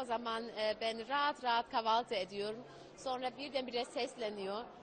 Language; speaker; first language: Turkish; early bilingual, heritage; German